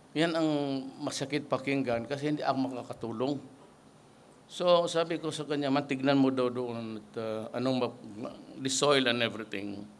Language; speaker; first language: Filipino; non-native, local second language; Cebuano